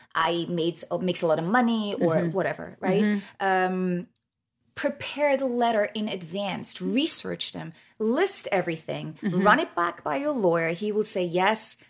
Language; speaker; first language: English; non-native, fluent; German